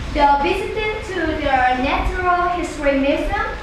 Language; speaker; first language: English; non-native, learner; Vietnamese